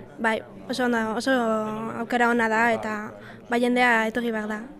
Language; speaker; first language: Basque; non-native, local second language; French